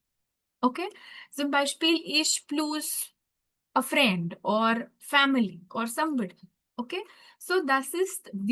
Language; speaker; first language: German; non-native, fluent; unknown